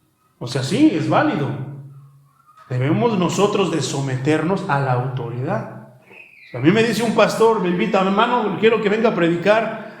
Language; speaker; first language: Spanish; native; Spanish